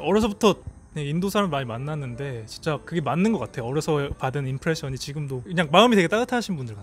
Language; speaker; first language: Korean; early bilingual, heritage; Korean